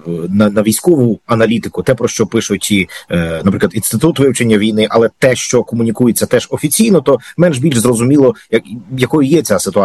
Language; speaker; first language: Ukrainian; native; Ukrainian